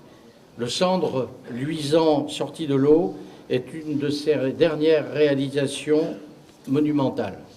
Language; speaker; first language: French; native; French